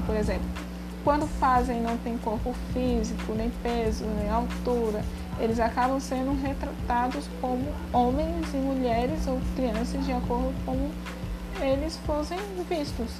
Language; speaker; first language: Portuguese; native; Portuguese